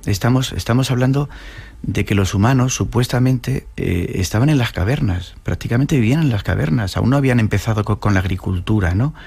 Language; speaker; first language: Spanish; native; Spanish